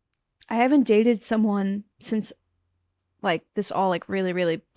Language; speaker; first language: English; native; English